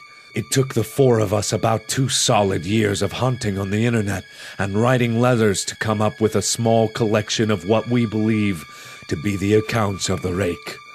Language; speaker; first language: English; native; English